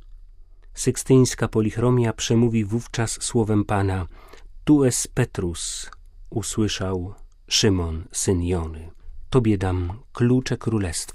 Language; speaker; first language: Polish; native; Polish